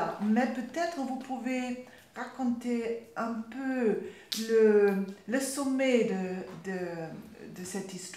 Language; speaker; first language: French; non-native, fluent; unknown